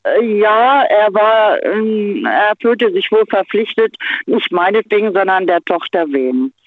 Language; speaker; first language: German; native; German